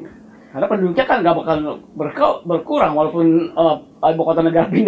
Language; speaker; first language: Indonesian; native; Indonesian